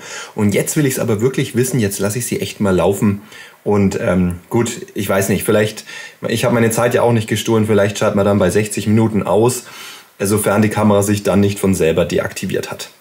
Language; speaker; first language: German; native; German